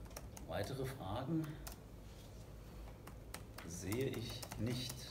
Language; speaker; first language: German; native; German